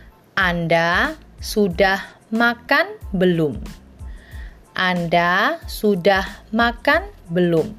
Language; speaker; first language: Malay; non-native, fluent; Chinese